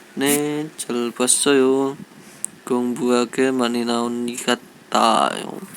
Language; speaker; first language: Korean; non-native, learner; Indonesian